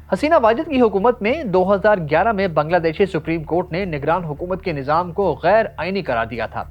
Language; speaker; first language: Urdu; native; Urdu